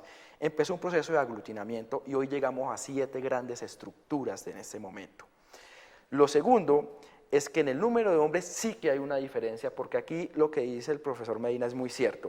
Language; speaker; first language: Spanish; native; Spanish